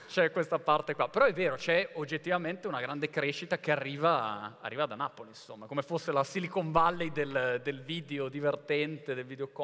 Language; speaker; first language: Italian; native; Italian